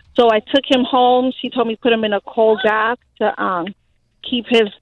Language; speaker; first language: English; early bilingual, other home language; Haitian Creole